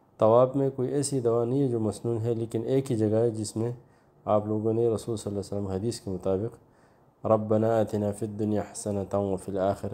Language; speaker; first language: Urdu; non-native, local second language; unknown